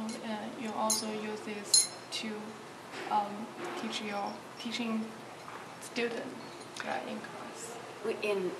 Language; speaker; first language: English; non-native, learner; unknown